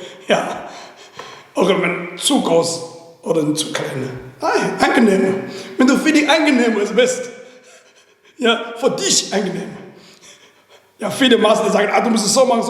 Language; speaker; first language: German; non-native, learner; Chinese